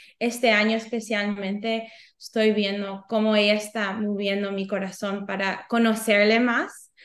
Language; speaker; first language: Spanish; early bilingual, heritage; Spanish